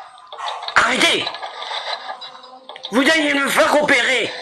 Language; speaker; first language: French; native; French